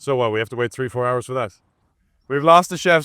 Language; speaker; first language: English; native; English